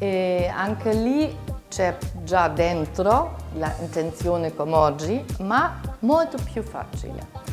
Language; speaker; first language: Italian; non-native, fluent; German